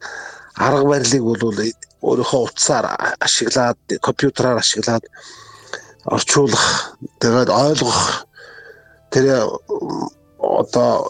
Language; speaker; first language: Mongolian; native; Mongolian